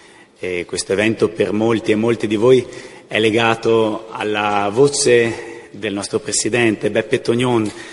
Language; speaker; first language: Italian; native; Italian